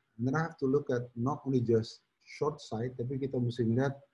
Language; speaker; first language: English; non-native, fluent; Indonesian